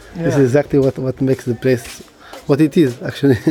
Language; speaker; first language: English; non-native, learner; Arabic